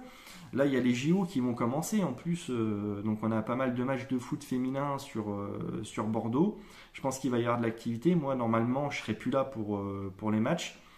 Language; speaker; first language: French; native; French